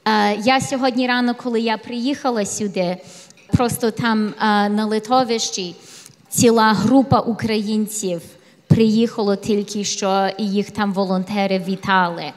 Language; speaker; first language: Ukrainian; early bilingual, heritage; English